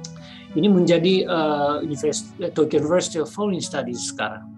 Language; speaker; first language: Indonesian; non-native, fluent; Japanese